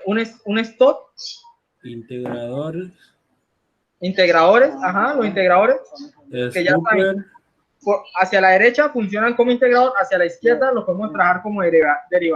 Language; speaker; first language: Spanish; native; Spanish